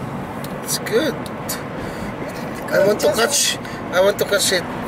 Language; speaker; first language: English; non-native, local second language; Filipino